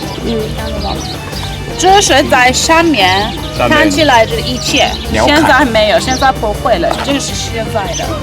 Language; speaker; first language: Chinese; non-native, learner; Persian